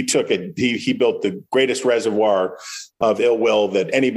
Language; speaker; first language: English; native; English